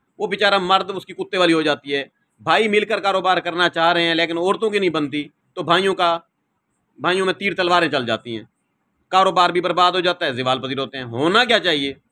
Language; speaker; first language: Urdu; non-native, local second language; Saraiki